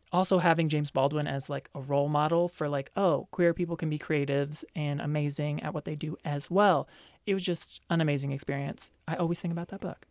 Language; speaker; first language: English; native; English